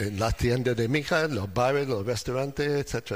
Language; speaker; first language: Spanish; non-native, learner; English